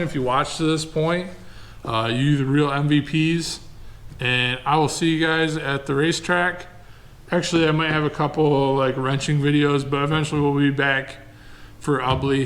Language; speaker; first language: English; native; English